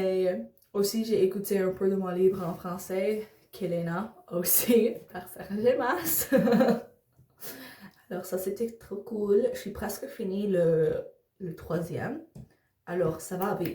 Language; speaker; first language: French; non-native, learner; English